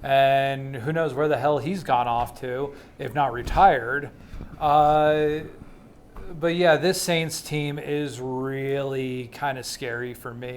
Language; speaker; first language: English; native; English